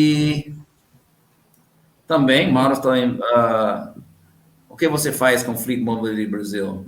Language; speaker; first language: Portuguese; non-native, learner; English